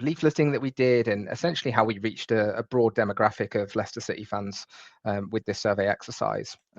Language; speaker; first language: English; native; English